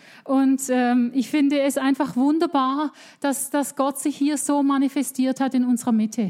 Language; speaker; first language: German; native; German